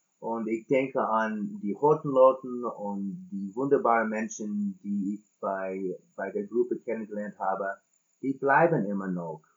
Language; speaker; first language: German; non-native, fluent; English